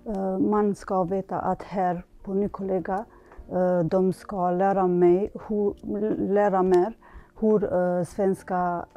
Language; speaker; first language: Swedish; non-native, learner; Albanian